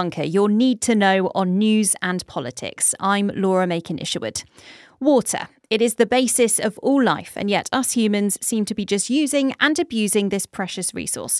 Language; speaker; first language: English; native; English